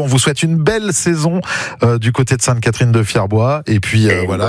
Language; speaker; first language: French; native; French